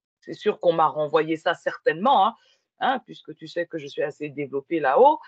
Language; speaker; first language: French; native; French